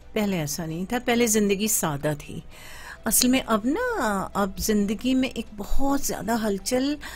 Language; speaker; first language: Urdu; native; Urdu